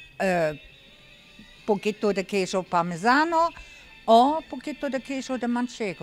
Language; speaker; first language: Spanish; non-native, learner; German